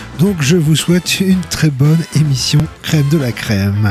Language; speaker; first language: French; native; French